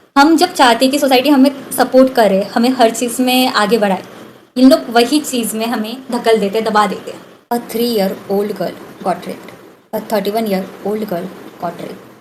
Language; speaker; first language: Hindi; non-native, local second language; Bangla